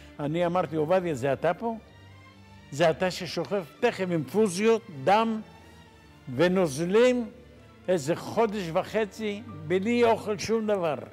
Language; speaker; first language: Hebrew; non-native, fluent; Ladino